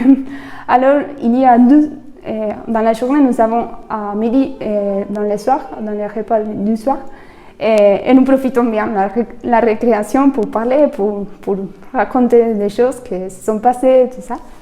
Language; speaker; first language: French; non-native, fluent; Spanish